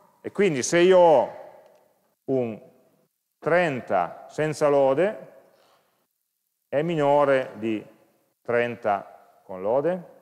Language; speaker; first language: Italian; native; Italian